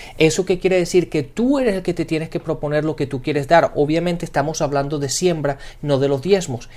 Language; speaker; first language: Spanish; early bilingual, heritage; Spanish